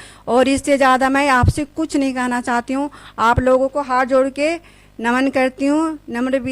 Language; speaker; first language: Hindi; native; Hindi